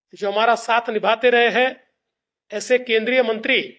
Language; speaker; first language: Hindi; non-native, local second language; Marathi